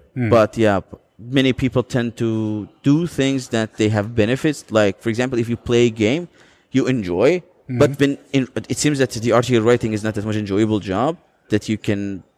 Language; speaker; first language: English; non-native, fluent; Azerbaijani